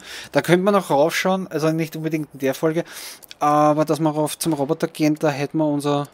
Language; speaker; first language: German; native; German